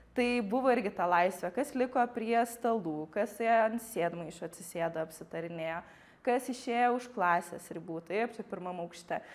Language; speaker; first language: Lithuanian; native; Lithuanian